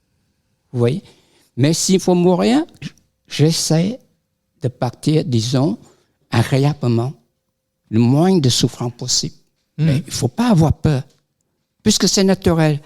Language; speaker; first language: French; non-native, fluent; Vietnamese